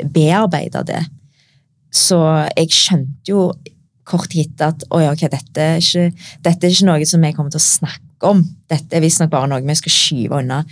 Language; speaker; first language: Norwegian; early bilingual, other home language; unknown